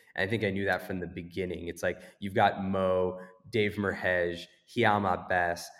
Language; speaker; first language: English; native; English